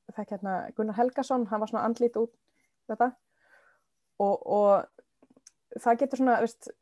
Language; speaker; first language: Icelandic; non-native, fluent; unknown